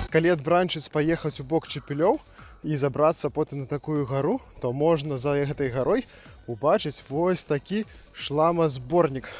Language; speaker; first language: Belarusian; non-native, local second language; Russian